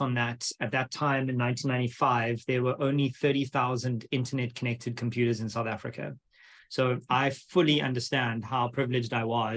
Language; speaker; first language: English; native; English